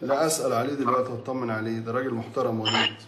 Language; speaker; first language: Arabic; native; Arabic